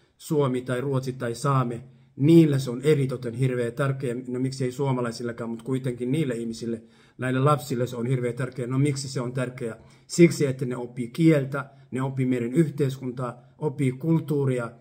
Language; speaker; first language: Finnish; non-native, fluent; Somali